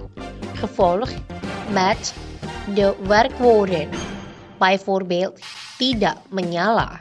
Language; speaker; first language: Dutch; non-native, learner; Indonesian